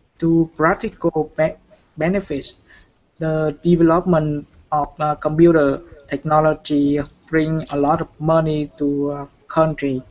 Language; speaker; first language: English; non-native, learner; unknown